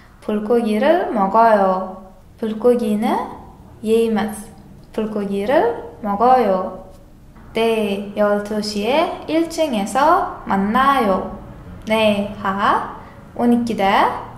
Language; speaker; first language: Korean; non-native, fluent; Uzbek